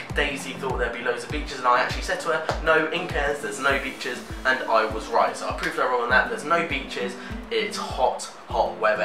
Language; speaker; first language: English; native; English